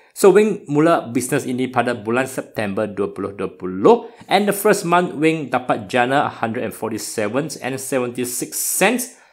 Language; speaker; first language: Malay; non-native, local second language; Chinese